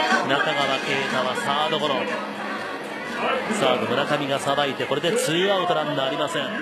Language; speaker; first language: Japanese; native; Japanese